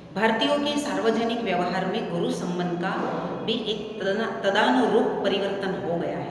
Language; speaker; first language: Hindi; non-native, local second language; Gujarati